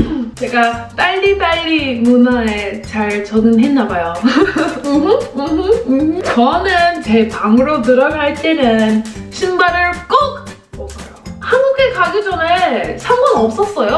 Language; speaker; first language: Korean; non-native, fluent; English